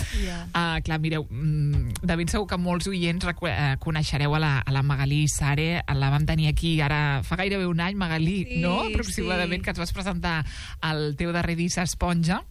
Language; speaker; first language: Catalan; native; Catalan